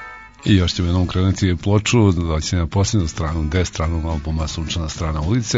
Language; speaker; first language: Croatian; native; Croatian